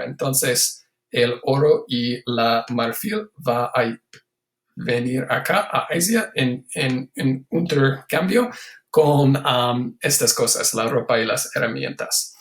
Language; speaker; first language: Spanish; non-native, fluent; English